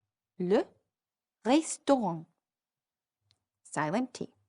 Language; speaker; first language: French; non-native, fluent; English